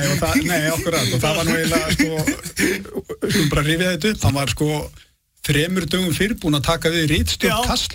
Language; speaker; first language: Icelandic; native; Icelandic